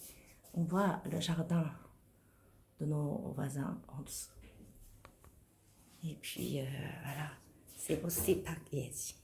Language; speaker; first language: French; non-native, fluent; Korean